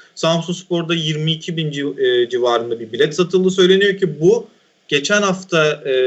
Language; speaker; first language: Turkish; native; Turkish